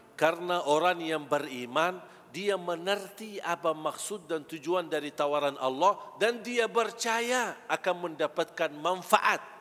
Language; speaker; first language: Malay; non-native, fluent; Arabic